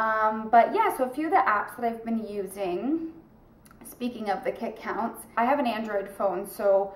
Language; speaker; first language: English; native; English